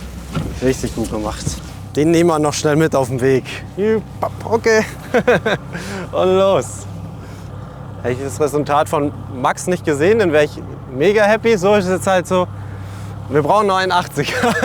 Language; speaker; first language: German; native; German